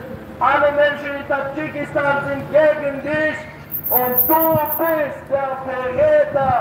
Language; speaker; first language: German; non-native, fluent; Tajik